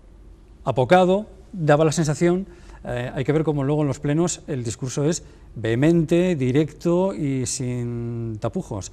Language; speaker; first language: Spanish; native; Spanish